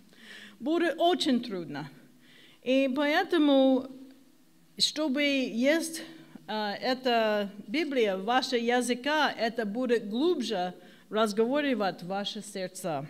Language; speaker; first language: Russian; non-native, learner; English